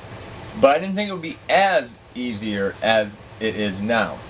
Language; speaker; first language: English; native; English